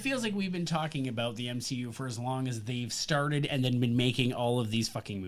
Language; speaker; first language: English; native; English